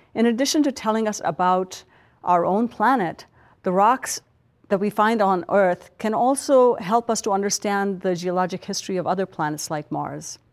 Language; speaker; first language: English; non-native, local second language; Punjabi